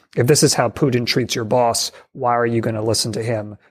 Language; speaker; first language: English; native; English